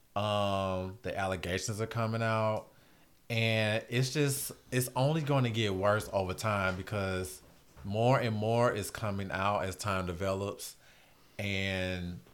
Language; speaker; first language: English; native; English